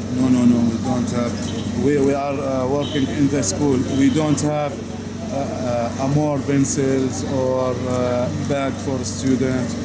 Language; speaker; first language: English; non-native, learner; Arabic